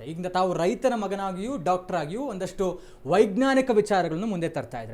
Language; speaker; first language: Kannada; native; Kannada